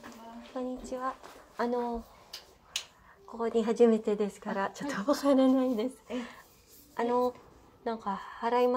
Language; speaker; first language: Japanese; non-native, learner; Hiligaynon